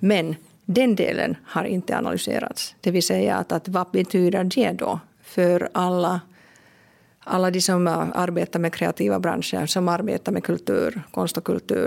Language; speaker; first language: Swedish; non-native, local second language; Finnish